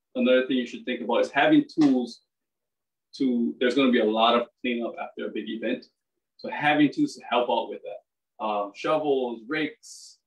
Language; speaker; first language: English; native; English